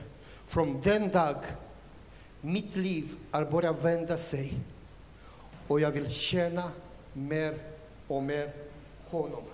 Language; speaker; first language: Swedish; non-native, learner; Romanian